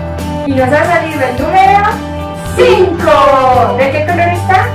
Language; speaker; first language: Spanish; native; Spanish